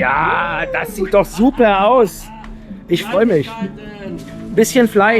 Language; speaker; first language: German; native; German